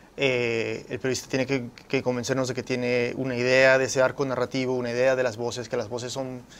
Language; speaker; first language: Spanish; early bilingual, heritage; Spanish